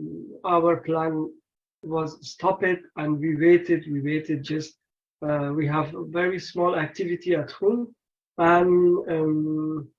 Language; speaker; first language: English; non-native, learner; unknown